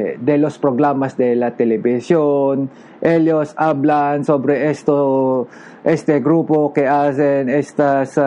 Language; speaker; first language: Spanish; non-native, learner; Filipino